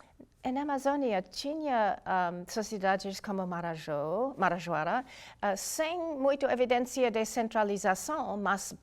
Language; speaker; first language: Portuguese; non-native, learner; English